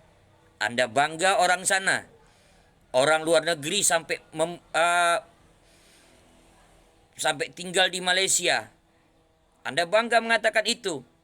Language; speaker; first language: Indonesian; non-native, local second language; Minangkabau